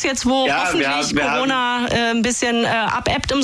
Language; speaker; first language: German; native; German